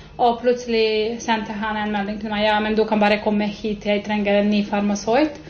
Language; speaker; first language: Norwegian; non-native, fluent; Serbian